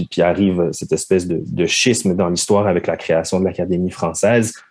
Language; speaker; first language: French; native; French